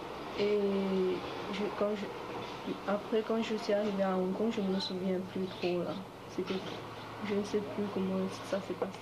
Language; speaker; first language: French; early bilingual, other home language; Chinese